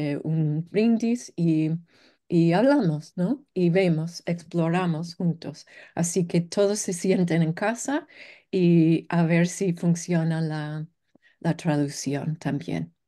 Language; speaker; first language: Spanish; non-native, fluent; English